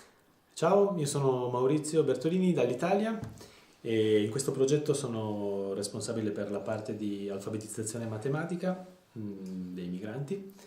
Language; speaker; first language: Italian; native; Italian